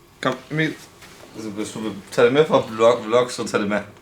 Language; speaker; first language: Danish; native; Danish